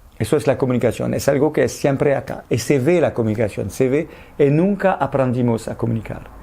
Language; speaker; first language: Spanish; non-native, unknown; French